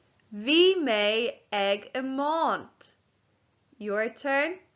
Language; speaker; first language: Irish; non-native, local second language; English